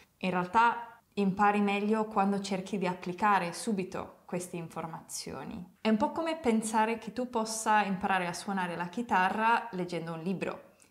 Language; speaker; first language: Italian; non-native, fluent; English